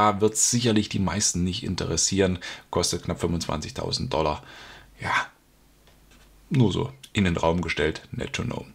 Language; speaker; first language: German; native; German